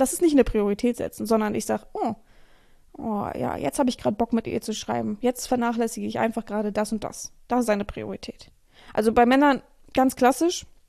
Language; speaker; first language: German; native; German